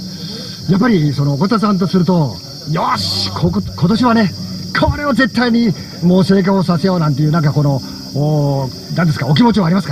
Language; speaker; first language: Japanese; native; Japanese